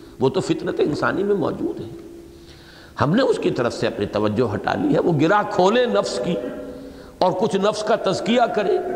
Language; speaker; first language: Urdu; native; Urdu